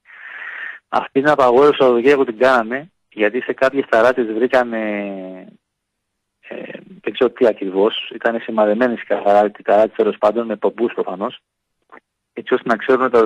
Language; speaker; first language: Greek; native; Greek